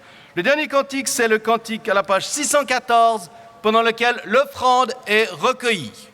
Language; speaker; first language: French; native; French